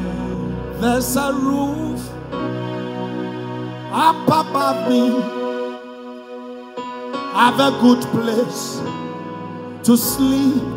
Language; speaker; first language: English; non-native, local second language; Ga